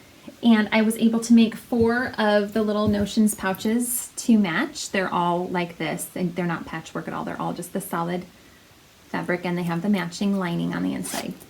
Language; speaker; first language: English; native; English